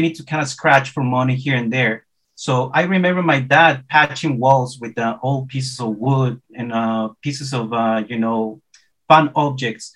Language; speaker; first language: English; non-native, fluent; Spanish